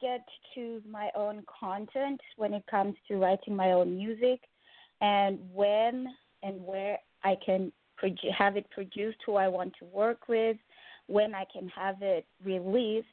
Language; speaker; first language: English; non-native, local second language; Shona